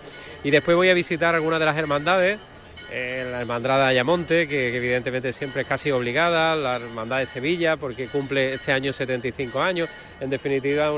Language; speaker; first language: Spanish; native; Spanish